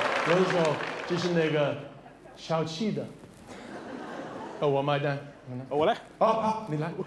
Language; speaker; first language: Chinese; non-native, learner; English